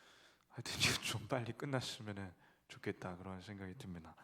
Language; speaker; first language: Korean; native; Korean